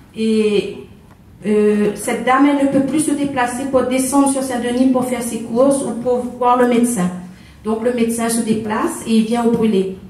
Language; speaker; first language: French; native; French